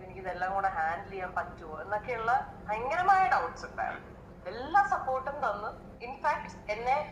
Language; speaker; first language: Malayalam; native; Malayalam